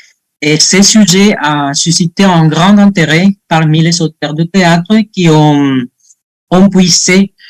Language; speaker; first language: French; non-native, fluent; Spanish